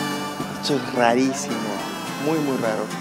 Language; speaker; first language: Spanish; native; Spanish